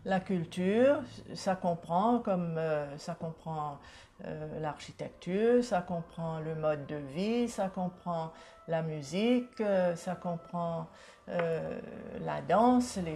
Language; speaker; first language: French; non-native, local second language; Seselwa Creole French